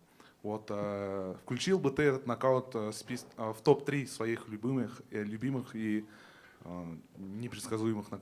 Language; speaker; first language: Russian; native; Russian